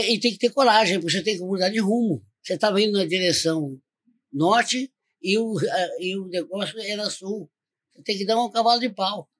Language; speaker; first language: Portuguese; native; Portuguese